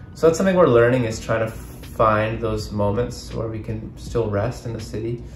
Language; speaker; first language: English; native; English